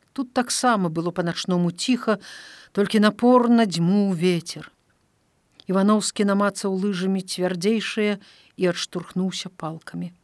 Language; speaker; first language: Belarusian; native; Belarusian